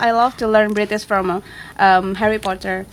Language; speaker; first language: English; non-native, fluent; Indonesian